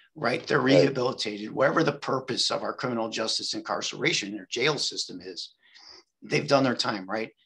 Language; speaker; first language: English; native; English